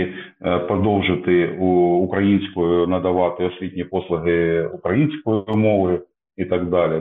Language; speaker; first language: Ukrainian; non-native, local second language; Russian